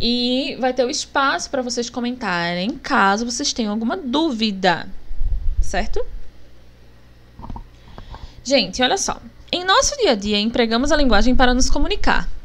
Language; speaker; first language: Portuguese; native; Portuguese